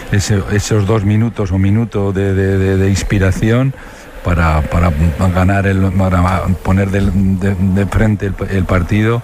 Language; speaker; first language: Spanish; native; Spanish